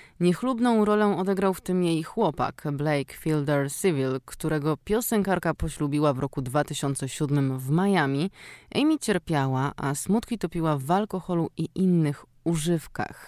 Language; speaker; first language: Polish; native; Polish